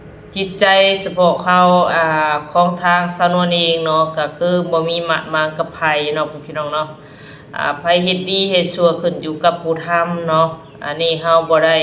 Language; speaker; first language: Thai; non-native, local second language; Lao